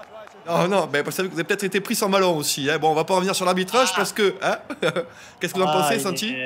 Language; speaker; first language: French; native; French